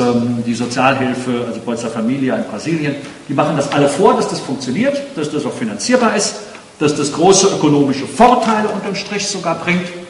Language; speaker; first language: German; native; German